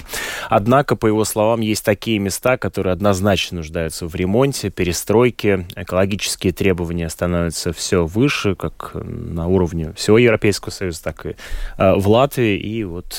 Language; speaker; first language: Russian; native; Russian